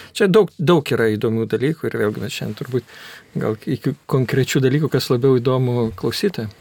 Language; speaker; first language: Lithuanian; native; Lithuanian